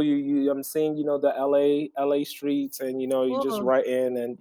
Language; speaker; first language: English; early bilingual, other home language; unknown